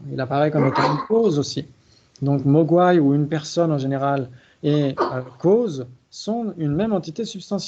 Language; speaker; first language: French; native; French